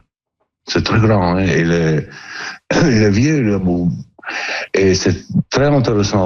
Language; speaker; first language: French; non-native, learner; Italian